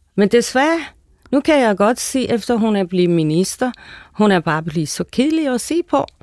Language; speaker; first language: Danish; non-native, fluent; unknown